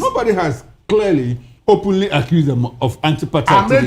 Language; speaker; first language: English; non-native, local second language; Igbo